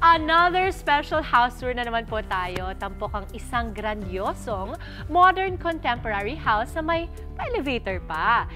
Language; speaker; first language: Filipino; native; Filipino